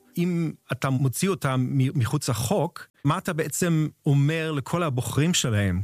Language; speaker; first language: Hebrew; non-native, fluent; German